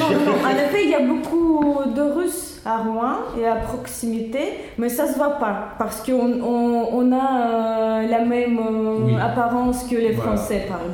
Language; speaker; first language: French; non-native, learner; Russian